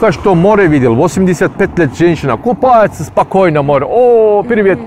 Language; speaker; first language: Russian; non-native, learner; Turkish